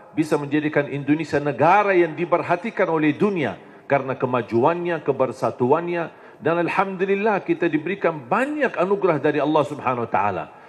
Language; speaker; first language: Indonesian; non-native, fluent; Arabic